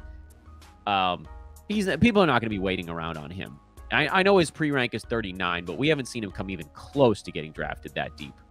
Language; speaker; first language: English; native; English